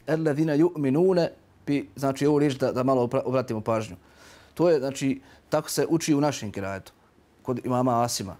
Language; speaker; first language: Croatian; native; Croatian